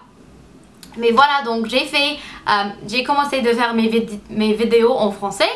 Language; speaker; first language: French; non-native, fluent; English